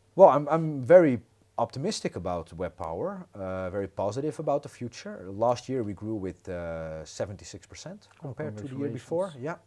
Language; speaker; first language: English; non-native, fluent; Croatian